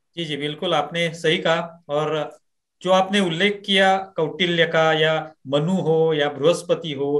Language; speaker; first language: Hindi; non-native, local second language; Marathi